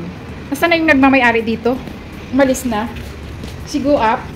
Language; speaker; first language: Filipino; native; Filipino